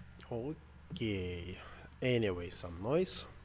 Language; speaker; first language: English; non-native, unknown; Russian